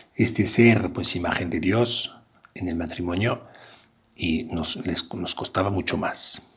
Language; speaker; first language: Spanish; non-native, fluent; French